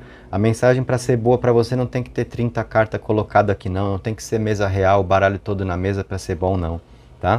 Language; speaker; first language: Portuguese; native; Portuguese